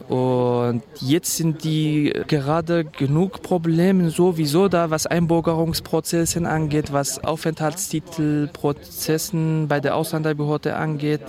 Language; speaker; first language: German; non-native, fluent; Kurdish